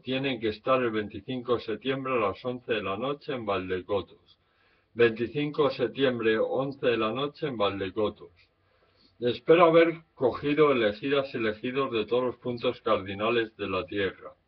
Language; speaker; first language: Spanish; native; Spanish